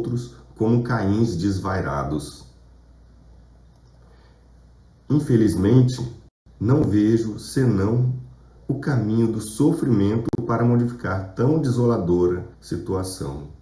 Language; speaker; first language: Portuguese; native; Portuguese